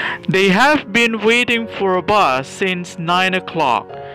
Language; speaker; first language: English; non-native, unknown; Indonesian